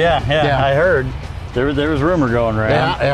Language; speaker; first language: English; native; English